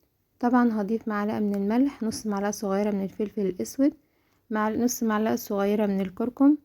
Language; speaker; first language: Arabic; native; Arabic